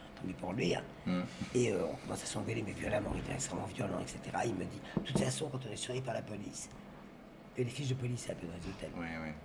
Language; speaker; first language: French; native; French